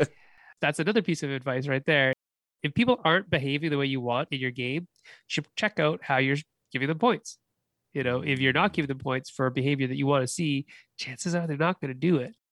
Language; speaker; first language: English; native; English